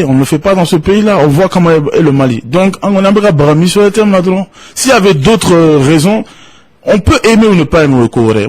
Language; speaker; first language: French; non-native, local second language; Bambara